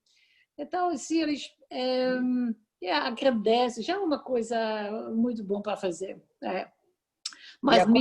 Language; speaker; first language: Portuguese; non-native, fluent; Dutch